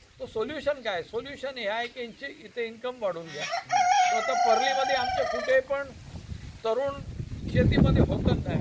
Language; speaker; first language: Marathi; non-native, local second language; Gujarati